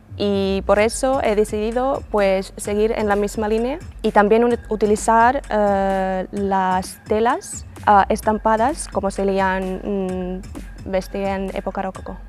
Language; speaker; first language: Spanish; non-native, fluent; Russian